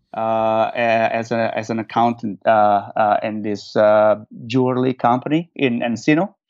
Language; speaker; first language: English; non-native, fluent; Indonesian